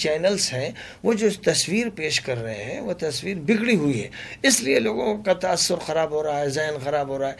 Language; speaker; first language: Urdu; native; Urdu